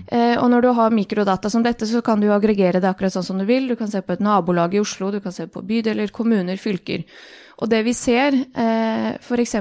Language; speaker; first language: Norwegian; early bilingual, other home language; Bosnian